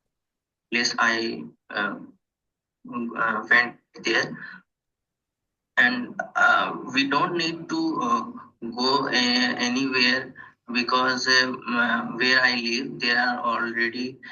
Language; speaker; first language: English; non-native, learner; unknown